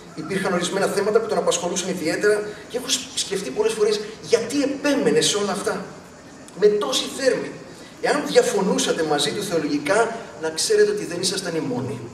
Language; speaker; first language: Greek; early bilingual, other home language; English